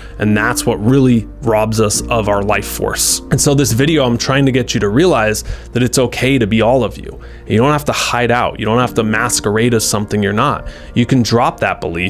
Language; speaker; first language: English; native; English